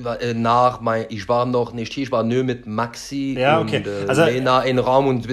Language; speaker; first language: German; non-native, learner; French